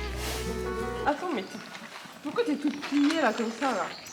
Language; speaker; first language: French; native; French